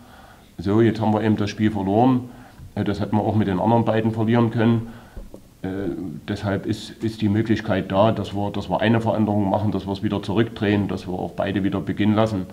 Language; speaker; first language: German; native; German